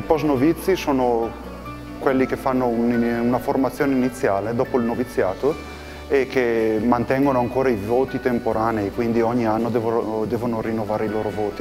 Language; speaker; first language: Italian; native; Italian